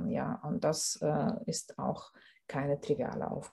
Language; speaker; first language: German; non-native, fluent; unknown